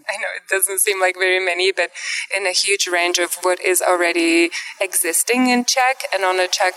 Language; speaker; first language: English; non-native, fluent; Czech